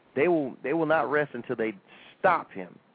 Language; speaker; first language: English; native; English